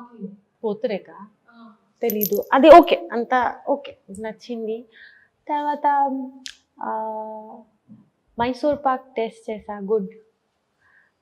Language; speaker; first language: Telugu; non-native, learner; Bangla